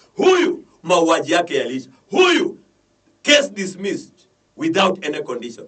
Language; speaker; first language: English; non-native, local second language; Swahili